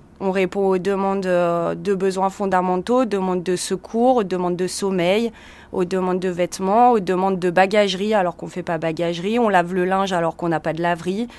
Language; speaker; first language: French; native; French